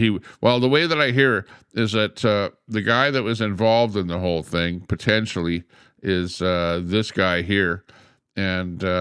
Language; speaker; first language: English; native; English